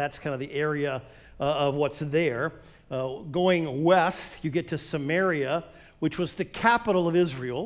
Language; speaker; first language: English; native; English